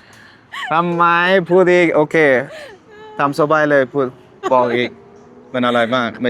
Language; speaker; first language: Thai; non-native, learner; Persian